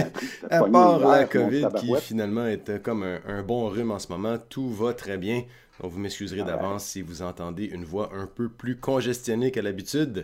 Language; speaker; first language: French; native; French